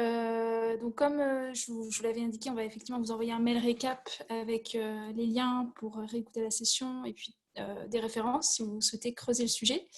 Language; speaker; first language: French; native; French